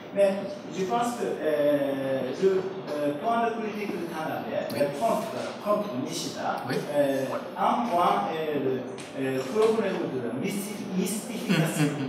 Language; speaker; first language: French; non-native, learner; Japanese